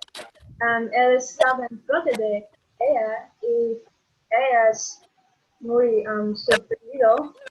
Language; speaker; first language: Spanish; non-native, learner; English